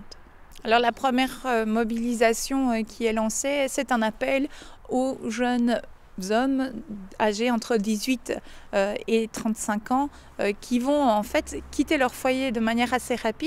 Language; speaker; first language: French; native; French